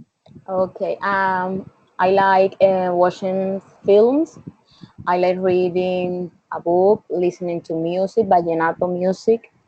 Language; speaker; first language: English; non-native, learner; Spanish